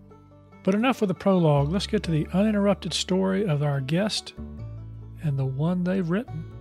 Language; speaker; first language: English; native; English